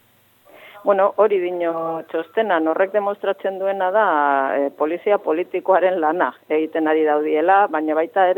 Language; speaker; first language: Basque; native; Basque